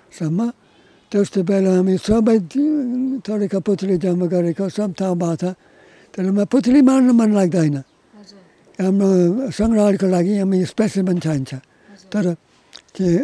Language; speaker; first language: Nepali; non-native, learner; English